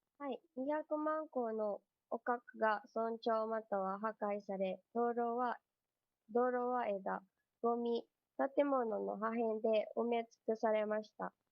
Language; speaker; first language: Japanese; non-native, learner; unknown